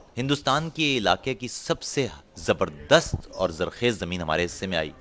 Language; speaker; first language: Urdu; non-native, local second language; Punjabi